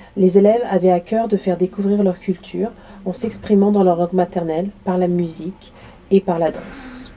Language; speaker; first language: French; native; French